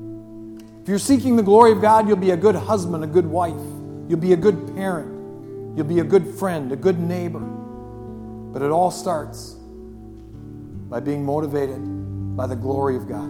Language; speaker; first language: English; native; English